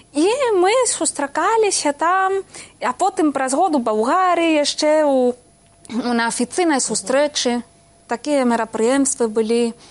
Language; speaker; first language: Belarusian; non-native, fluent; Spanish